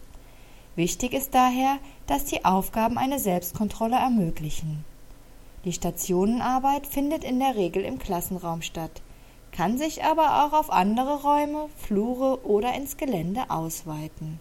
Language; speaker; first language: German; native; German